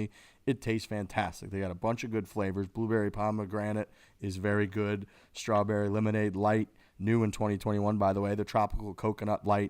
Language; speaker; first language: English; native; English